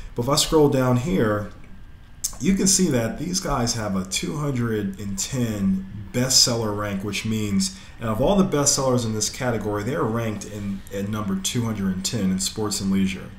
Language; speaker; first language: English; native; English